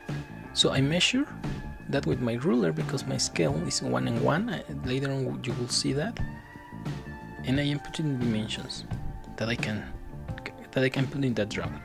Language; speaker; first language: English; non-native, fluent; Spanish